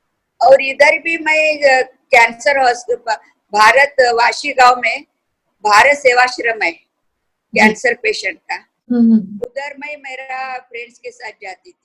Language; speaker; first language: Hindi; non-native, local second language; Kannada